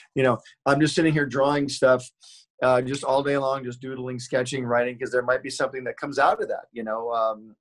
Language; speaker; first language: English; native; English